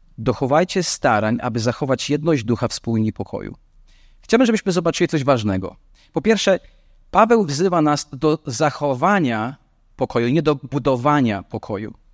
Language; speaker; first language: Polish; non-native, fluent; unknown